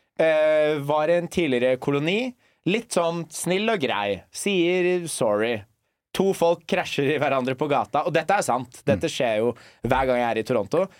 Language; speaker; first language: Norwegian; early bilingual, other home language; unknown